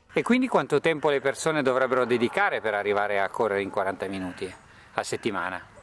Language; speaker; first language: Italian; native; Italian